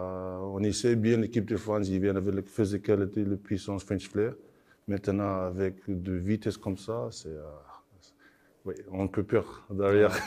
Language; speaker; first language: French; non-native, learner; English